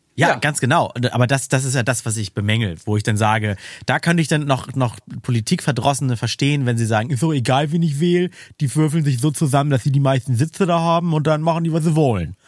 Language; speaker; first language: German; native; German